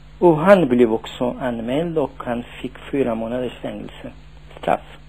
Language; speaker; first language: Swedish; non-native, fluent; Tachelhit